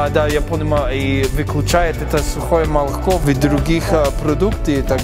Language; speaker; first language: Russian; non-native, learner; English